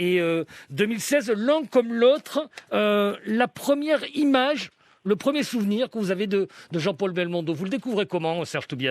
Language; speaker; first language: French; native; French